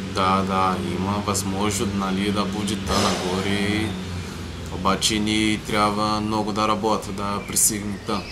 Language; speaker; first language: Bulgarian; non-native, learner; Portuguese